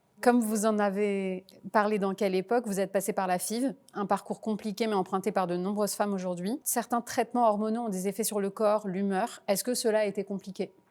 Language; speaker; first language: French; native; French